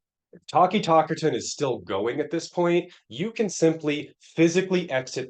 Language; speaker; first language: English; native; English